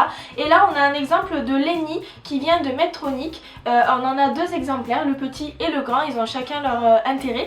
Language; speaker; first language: French; native; French